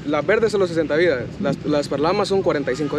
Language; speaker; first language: Spanish; native; Spanish